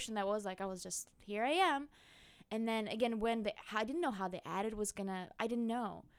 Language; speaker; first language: English; non-native, fluent; Russian